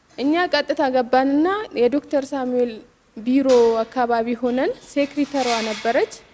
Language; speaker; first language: Amharic; non-native, local second language; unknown